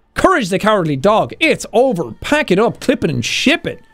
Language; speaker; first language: English; native; English